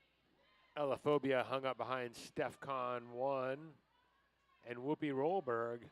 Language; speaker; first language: English; native; English